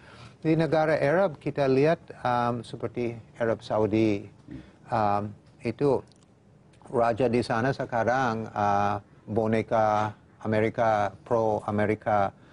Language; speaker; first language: Indonesian; non-native, fluent; English